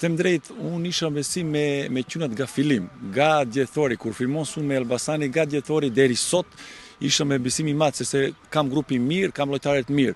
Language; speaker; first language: Albanian; non-native, learner; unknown